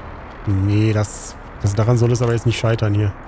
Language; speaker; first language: German; native; German